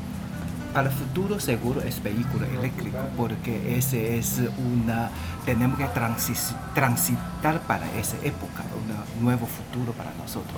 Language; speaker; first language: Spanish; non-native, learner; Chinese